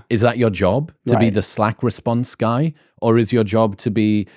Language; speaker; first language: English; native; English